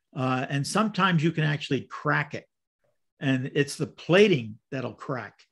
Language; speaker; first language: English; native; English